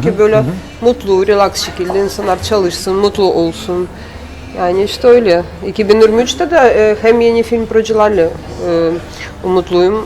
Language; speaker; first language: Turkish; non-native, learner; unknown